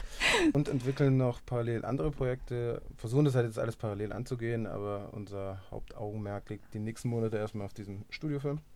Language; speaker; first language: German; native; German